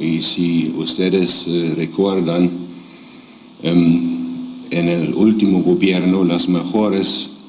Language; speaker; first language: Spanish; non-native, fluent; German